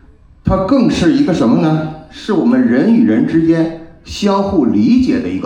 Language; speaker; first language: Chinese; native; Chinese